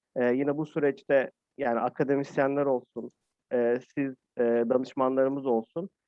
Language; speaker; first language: Turkish; native; Turkish